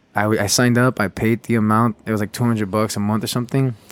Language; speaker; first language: English; native; English